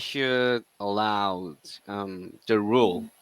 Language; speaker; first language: English; non-native, learner; Korean